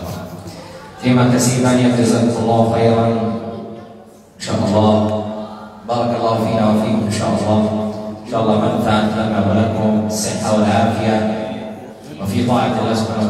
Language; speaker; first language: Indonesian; non-native, learner; Arabic